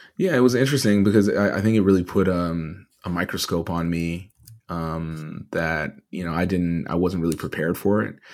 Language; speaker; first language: English; native; English